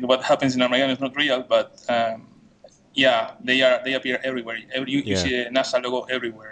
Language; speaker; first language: English; non-native, fluent; Spanish